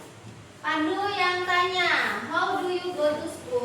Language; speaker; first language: English; non-native, learner; Indonesian